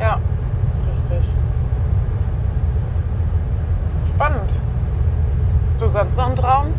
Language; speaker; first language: German; native; German